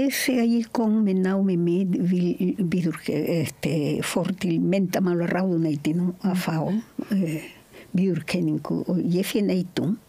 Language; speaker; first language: Icelandic; non-native, learner; Spanish